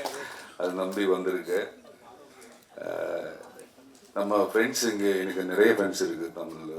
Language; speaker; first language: Tamil; non-native, learner; Malayalam